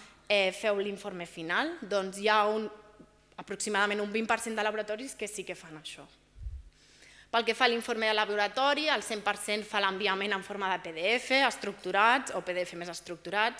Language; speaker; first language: Catalan; native; Catalan